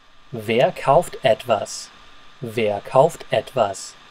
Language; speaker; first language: German; non-native, fluent; English